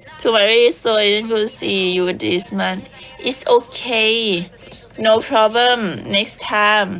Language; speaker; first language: English; non-native, learner; Thai